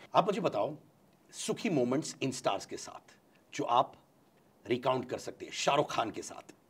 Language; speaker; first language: Hindi; non-native, local second language; Tamil